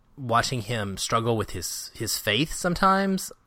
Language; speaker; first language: English; native; English